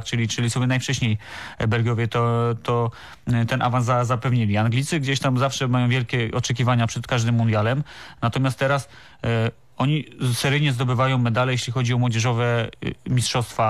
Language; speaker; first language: Polish; native; Polish